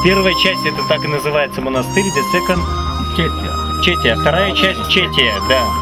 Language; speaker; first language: Russian; native; Russian